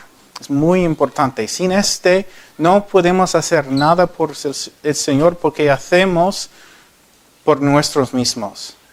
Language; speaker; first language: Spanish; non-native, learner; English